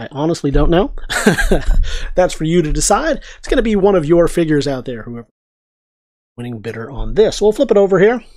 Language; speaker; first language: English; native; English